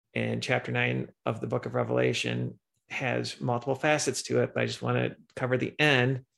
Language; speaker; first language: English; native; English